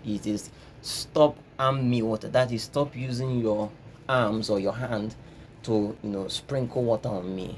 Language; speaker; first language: English; non-native, local second language; Igbo